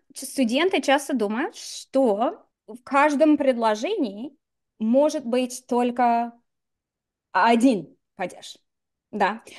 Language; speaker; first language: Russian; non-native, fluent; English